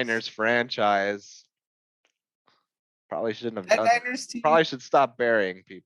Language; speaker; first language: English; native; English